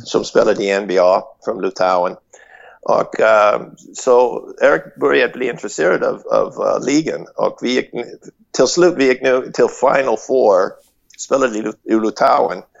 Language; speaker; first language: Swedish; non-native, fluent; English